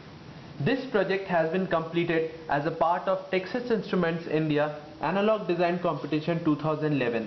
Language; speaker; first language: English; non-native, local second language; Bangla